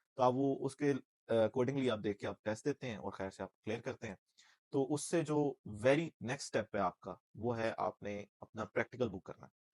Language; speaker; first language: Urdu; non-native, local second language; Punjabi